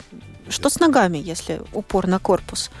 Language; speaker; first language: Russian; native; Russian